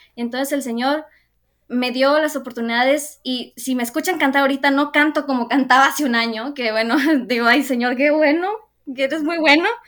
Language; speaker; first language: Spanish; native; Spanish